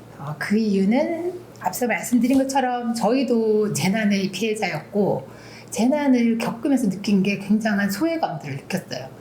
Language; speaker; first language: Korean; native; Korean